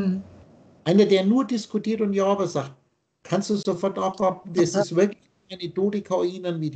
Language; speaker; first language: German; native; German